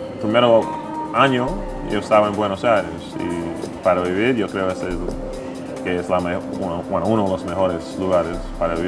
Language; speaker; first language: Spanish; non-native, fluent; English